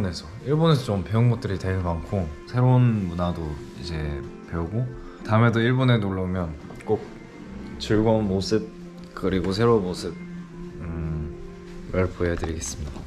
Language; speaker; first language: Korean; early bilingual, heritage; English